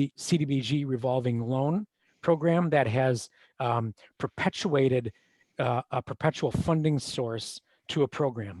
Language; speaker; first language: English; native; English